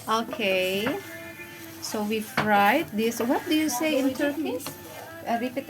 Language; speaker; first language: English; non-native, fluent; Indonesian